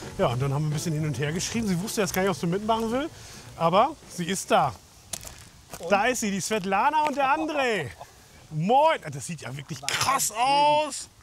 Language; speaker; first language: German; native; German